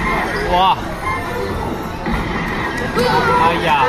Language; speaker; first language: Chinese; native; Chinese